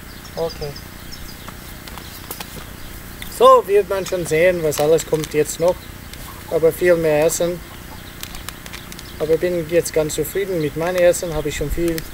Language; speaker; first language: German; non-native, learner; Italian